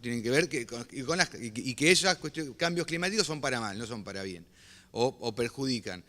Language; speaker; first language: Spanish; native; Spanish